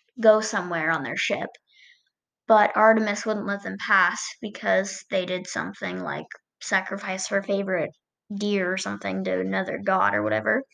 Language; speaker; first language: English; native; English